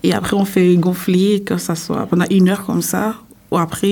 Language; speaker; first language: French; non-native, local second language; Comorian